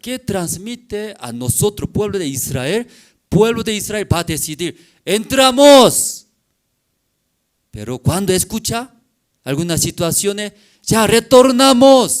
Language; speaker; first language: Spanish; non-native, learner; Korean